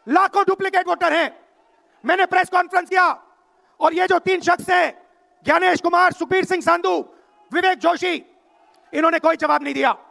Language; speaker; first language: Hindi; native; Hindi